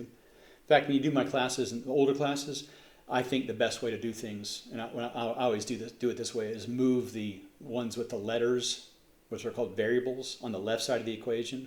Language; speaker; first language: English; native; English